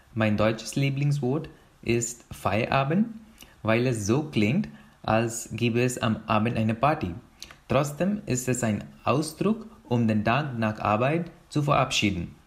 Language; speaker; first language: German; non-native, learner; Hindi